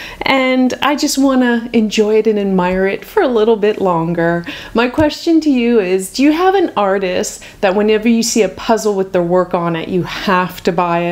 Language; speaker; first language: English; native; English